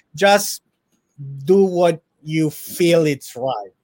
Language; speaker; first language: English; non-native, fluent; Italian